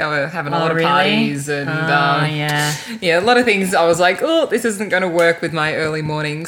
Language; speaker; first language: English; native; English